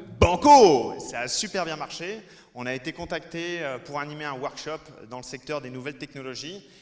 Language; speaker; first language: French; native; French